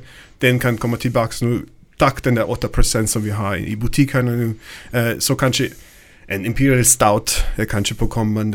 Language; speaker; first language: Swedish; non-native, learner; German